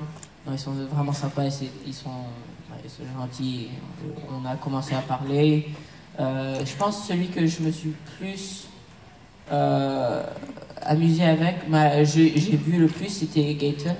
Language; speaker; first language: French; early bilingual, heritage; English